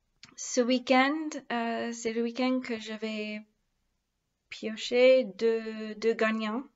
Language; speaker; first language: French; non-native, fluent; English